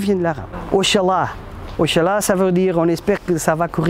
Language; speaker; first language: French; non-native, fluent; Portuguese